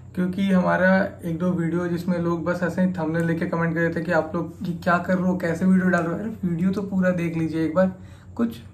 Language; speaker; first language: Hindi; native; Hindi